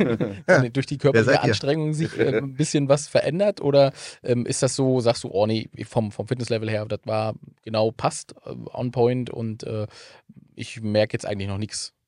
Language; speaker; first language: German; native; German